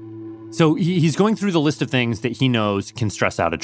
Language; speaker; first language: English; native; English